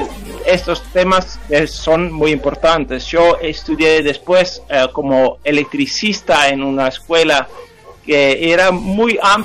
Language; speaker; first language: Spanish; non-native, fluent; Dutch